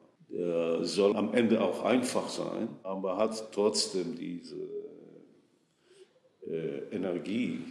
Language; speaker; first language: German; non-native, fluent; Hebrew